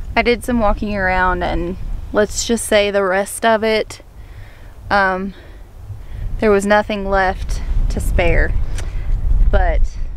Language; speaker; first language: English; native; English